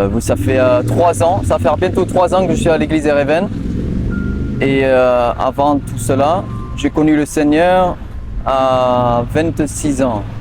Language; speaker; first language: French; early bilingual, other home language; English